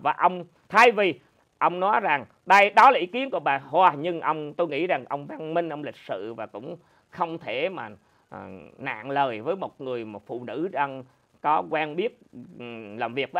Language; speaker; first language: Vietnamese; native; Vietnamese